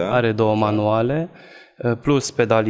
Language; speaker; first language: Romanian; non-native, local second language; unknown